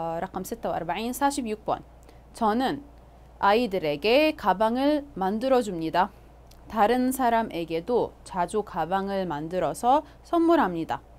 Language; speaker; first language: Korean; non-native, fluent; Arabic